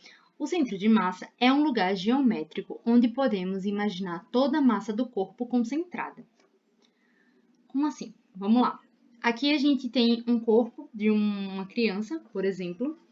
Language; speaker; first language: Portuguese; native; Portuguese